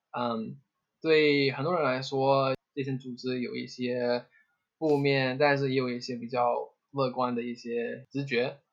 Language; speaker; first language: Chinese; non-native, learner; English